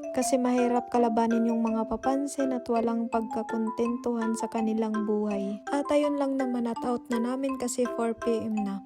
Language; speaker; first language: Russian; non-native, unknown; Waray